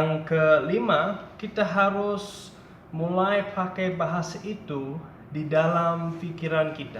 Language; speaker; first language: Indonesian; non-native, fluent; English